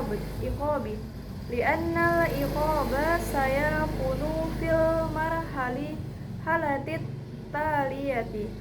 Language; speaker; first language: Arabic; non-native, learner; Indonesian